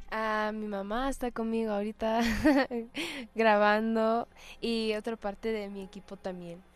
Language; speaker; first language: Spanish; early bilingual, heritage; Spanish